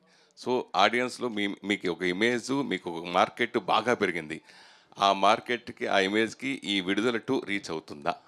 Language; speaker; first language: Telugu; native; Telugu